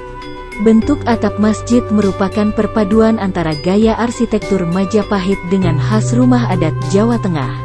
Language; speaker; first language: Indonesian; native; Indonesian